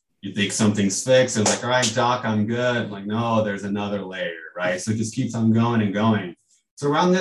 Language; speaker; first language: English; native; English